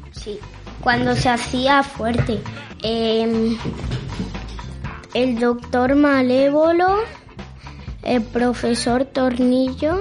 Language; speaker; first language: Spanish; native; Spanish